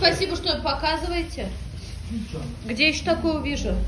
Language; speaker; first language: Russian; native; Russian